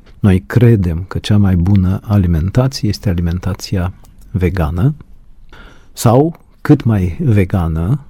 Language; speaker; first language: Romanian; native; Romanian